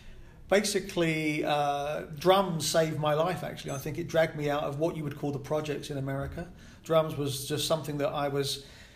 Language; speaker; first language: English; native; English